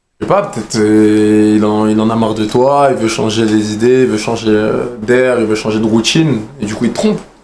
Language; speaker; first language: French; early bilingual, other home language; Arabic